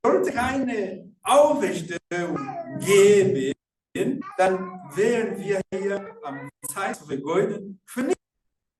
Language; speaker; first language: German; non-native, fluent; Rundi